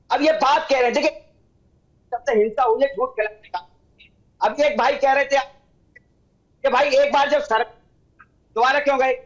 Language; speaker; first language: Hindi; native; Hindi